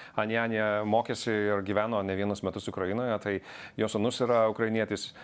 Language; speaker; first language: Lithuanian; native; Lithuanian